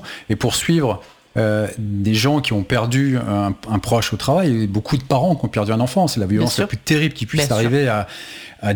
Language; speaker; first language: French; native; French